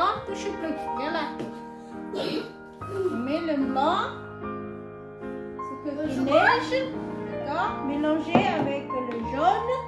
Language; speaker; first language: French; non-native, learner; Hmong